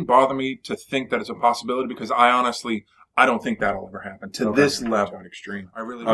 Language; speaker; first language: English; native; English